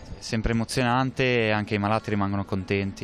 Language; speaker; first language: Italian; native; Italian